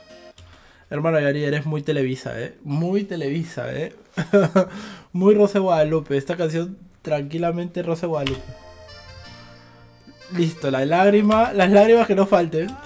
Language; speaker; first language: Spanish; native; Spanish